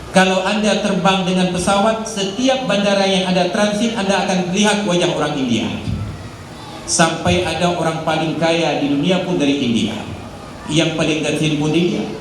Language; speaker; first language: Malay; non-native, local second language; Achinese